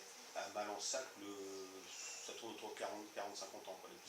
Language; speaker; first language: French; native; French